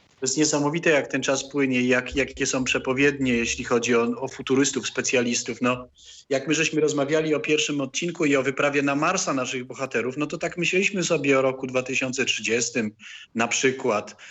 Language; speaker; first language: Polish; native; Polish